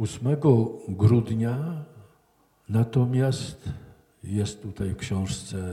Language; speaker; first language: Polish; native; Polish